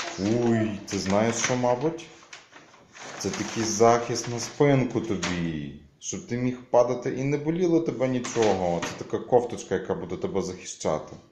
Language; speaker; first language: Ukrainian; native; Ukrainian